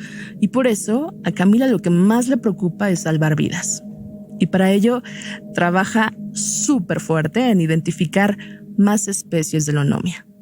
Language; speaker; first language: Spanish; native; Spanish